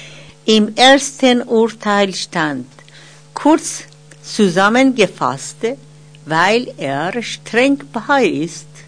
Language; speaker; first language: German; non-native, fluent; Persian